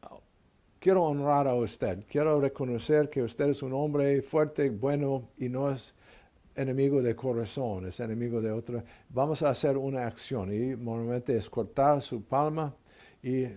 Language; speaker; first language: Spanish; non-native, learner; English